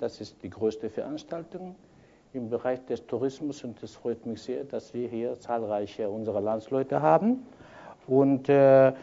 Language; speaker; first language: German; non-native, fluent; Kyrgyz